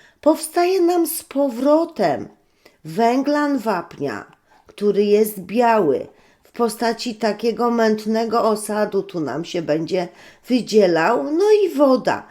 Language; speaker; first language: Polish; native; Polish